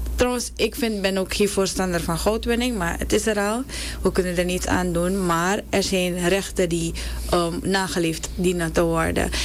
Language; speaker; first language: Dutch; native; Dutch